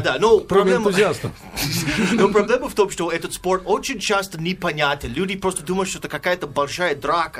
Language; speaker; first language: Russian; non-native, fluent; English